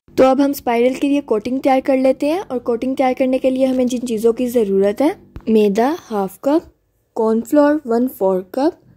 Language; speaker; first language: Urdu; native; Urdu